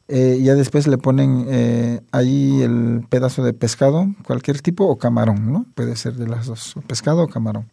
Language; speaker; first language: Spanish; non-native, local second language; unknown